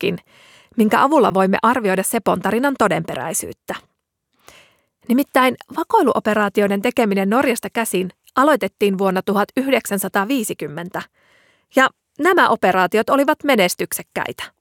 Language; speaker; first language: Finnish; native; Finnish